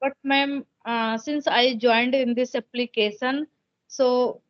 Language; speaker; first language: English; non-native, local second language; Hindi